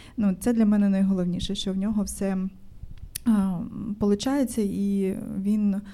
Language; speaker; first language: Ukrainian; native; Ukrainian